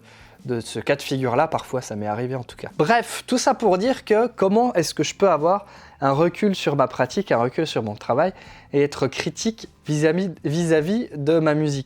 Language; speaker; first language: French; native; French